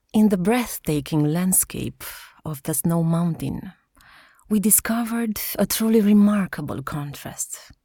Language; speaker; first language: English; non-native, fluent; Romanian